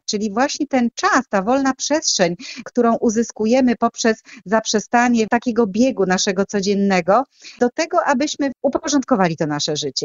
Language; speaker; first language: Polish; native; Polish